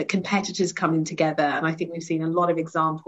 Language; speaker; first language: English; native; English